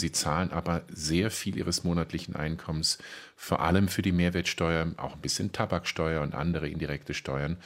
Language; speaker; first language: German; native; German